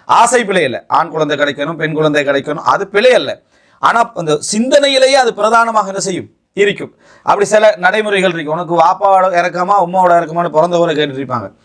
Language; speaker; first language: Tamil; native; Tamil